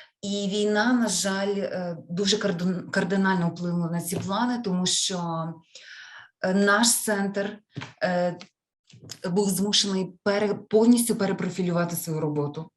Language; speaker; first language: Ukrainian; native; Ukrainian